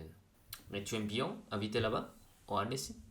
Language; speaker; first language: French; non-native, learner; Indonesian